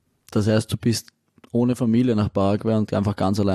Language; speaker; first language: German; native; German